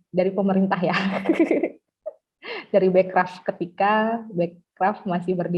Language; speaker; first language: Indonesian; native; Indonesian